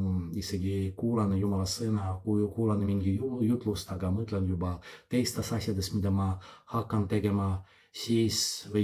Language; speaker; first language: Estonian; non-native, fluent; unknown